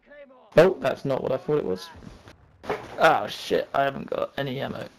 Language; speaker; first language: English; native; English